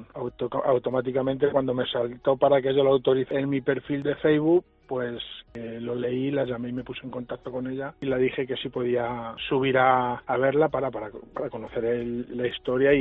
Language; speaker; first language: Spanish; native; Spanish